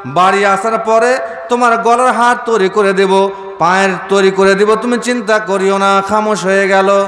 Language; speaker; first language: Bangla; non-native, fluent; Urdu